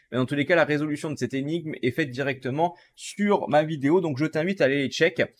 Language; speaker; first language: French; native; French